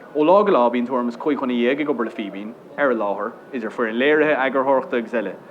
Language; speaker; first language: Irish; non-native, local second language; English